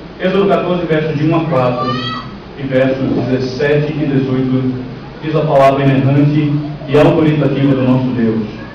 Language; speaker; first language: Portuguese; native; Portuguese